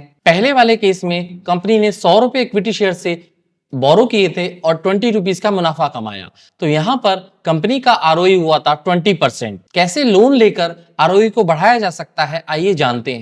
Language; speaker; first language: Hindi; native; Hindi